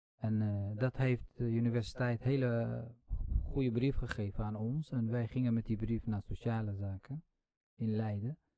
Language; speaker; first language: Dutch; non-native, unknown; Kurdish